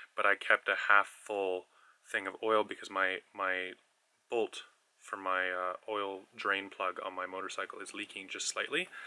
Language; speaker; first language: English; native; English